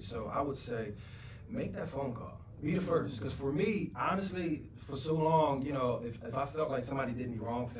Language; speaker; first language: English; native; English